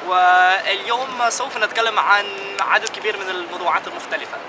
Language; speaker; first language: Arabic; non-native, fluent; English